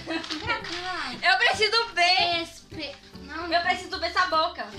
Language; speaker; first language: Portuguese; early bilingual, heritage; Portuguese